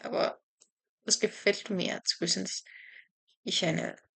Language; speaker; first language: German; non-native, learner; Spanish